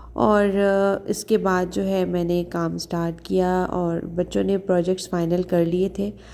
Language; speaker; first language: Urdu; native; Urdu